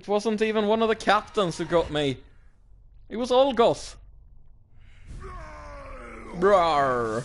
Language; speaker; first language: English; native; English